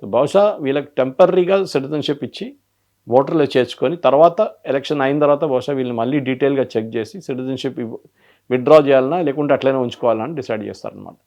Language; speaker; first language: Telugu; non-native, local second language; Malayalam